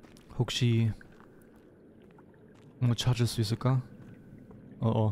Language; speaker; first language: Korean; non-native, learner; German